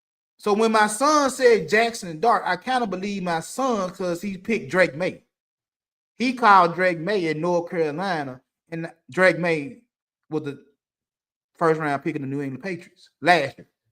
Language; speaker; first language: English; native; English